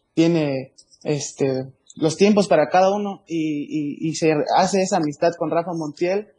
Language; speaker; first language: Spanish; native; Spanish